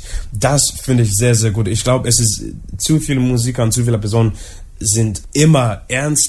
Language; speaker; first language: German; non-native, learner; English